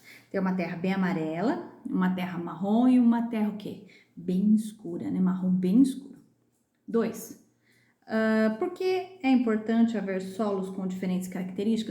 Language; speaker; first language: Portuguese; native; Portuguese